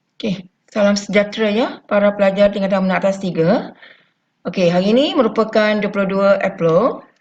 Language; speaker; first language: Malay; non-native, local second language; Chinese